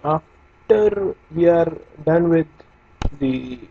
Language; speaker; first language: English; non-native, local second language; Hindi